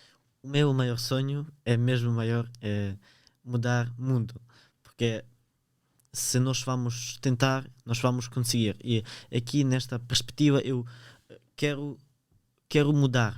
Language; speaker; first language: Portuguese; early bilingual, other home language; Ukrainian